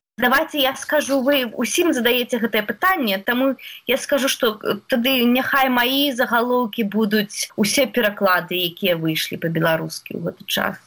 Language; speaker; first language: Belarusian; native; Belarusian